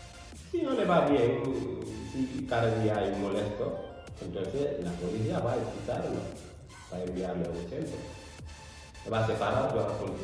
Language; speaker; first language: Spanish; non-native, learner; Fula